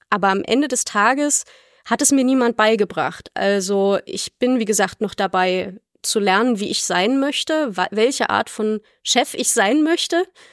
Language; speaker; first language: German; native; German